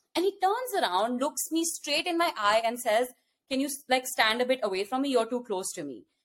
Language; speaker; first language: English; non-native, local second language; Hindi